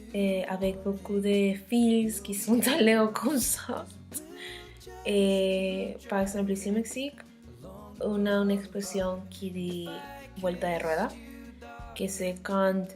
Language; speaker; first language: French; non-native, learner; Spanish